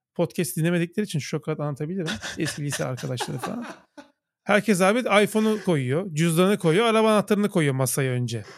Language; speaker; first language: Turkish; native; Turkish